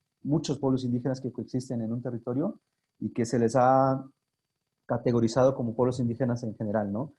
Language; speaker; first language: Spanish; non-native, local second language; Zapotec